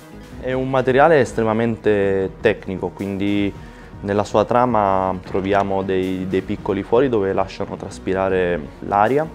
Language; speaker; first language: Italian; native; Italian